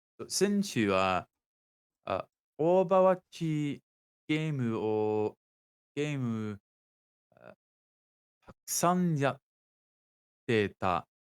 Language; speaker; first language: Japanese; non-native, learner; English